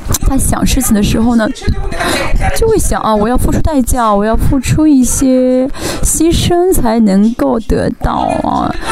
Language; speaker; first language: Chinese; non-native, fluent; Korean